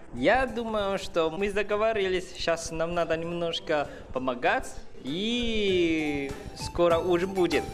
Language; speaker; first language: Russian; non-native, fluent; Chinese